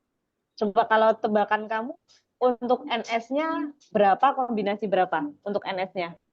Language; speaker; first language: Indonesian; native; Indonesian